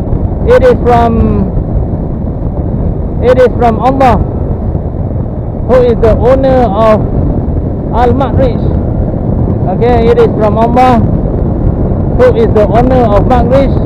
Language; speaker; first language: English; non-native, local second language; Malay